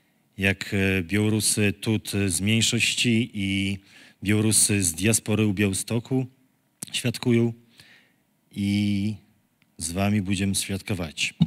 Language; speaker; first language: Polish; non-native, local second language; Belarusian